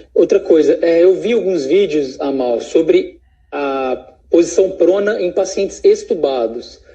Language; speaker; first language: Portuguese; native; Portuguese